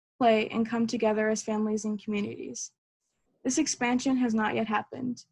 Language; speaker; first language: English; native; English